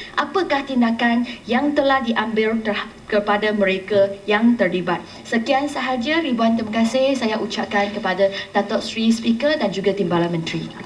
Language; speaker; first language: Malay; non-native, local second language; Chinese